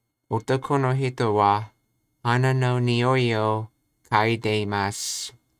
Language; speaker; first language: Japanese; non-native, learner; English